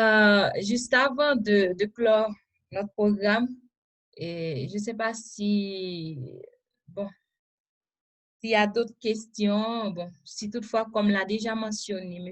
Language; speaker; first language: French; non-native, local second language; Haitian Creole